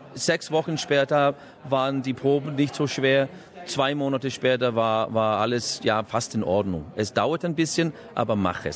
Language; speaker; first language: German; non-native, fluent; Icelandic